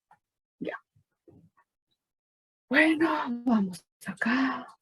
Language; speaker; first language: Spanish; native; Spanish